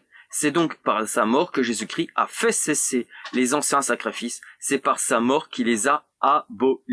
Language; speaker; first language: French; native; French